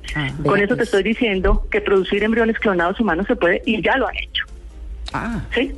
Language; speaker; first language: Spanish; native; Spanish